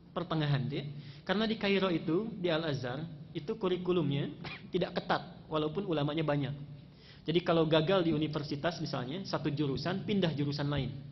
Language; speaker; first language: Indonesian; native; Indonesian